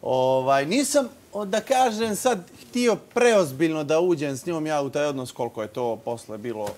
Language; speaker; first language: Serbian; native; Serbian